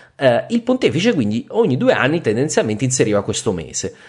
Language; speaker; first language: Italian; native; Italian